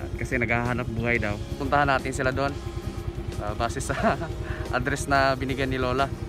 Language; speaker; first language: Filipino; non-native, local second language; Cebuano